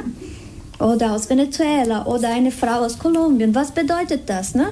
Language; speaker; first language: German; non-native, fluent; Spanish